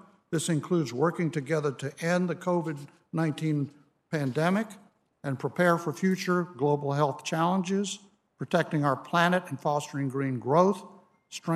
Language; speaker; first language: English; native; English